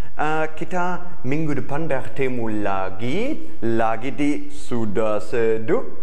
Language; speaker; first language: Indonesian; non-native, fluent; German